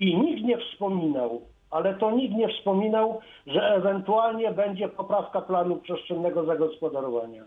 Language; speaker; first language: Polish; native; Polish